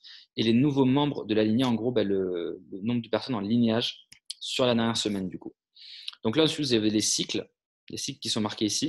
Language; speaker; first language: French; native; French